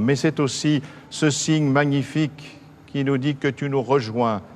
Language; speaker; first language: French; native; French